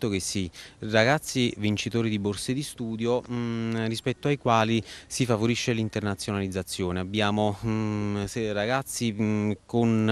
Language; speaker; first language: Italian; native; Italian